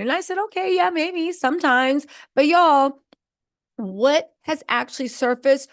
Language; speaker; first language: English; native; English